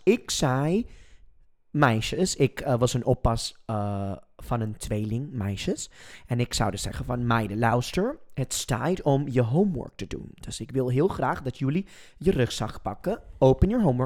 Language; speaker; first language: Dutch; non-native, fluent; English